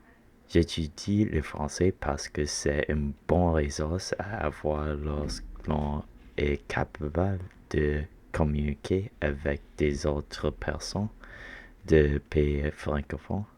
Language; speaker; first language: French; non-native, learner; English